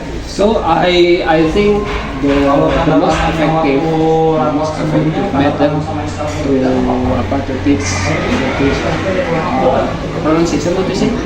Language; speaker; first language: English; non-native, learner; Indonesian